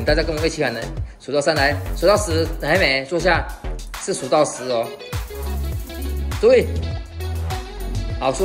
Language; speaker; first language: Chinese; native; Chinese